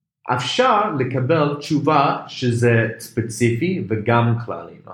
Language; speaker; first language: Hebrew; non-native, fluent; English